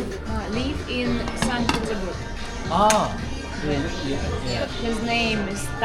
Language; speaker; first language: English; non-native, learner; Russian